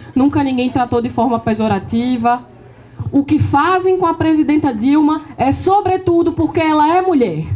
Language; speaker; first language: Portuguese; native; Portuguese